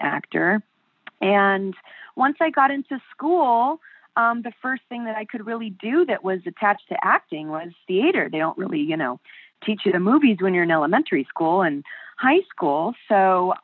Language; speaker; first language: English; native; English